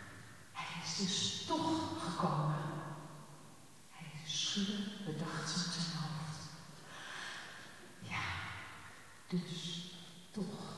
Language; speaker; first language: Dutch; native; Dutch